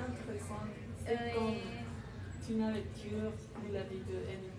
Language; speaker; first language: French; non-native, learner; Spanish